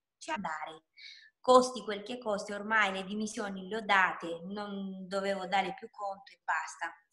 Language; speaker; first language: Italian; non-native, fluent; Romanian